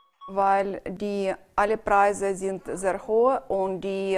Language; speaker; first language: German; non-native, learner; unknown